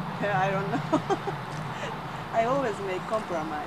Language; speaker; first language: English; non-native, learner; Japanese